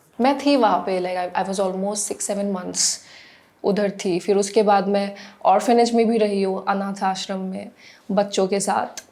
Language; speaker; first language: Hindi; non-native, local second language; Assamese